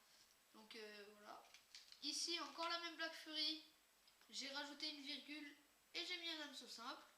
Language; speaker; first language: French; native; French